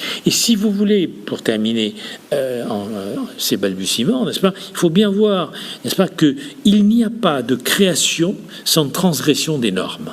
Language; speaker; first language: French; native; French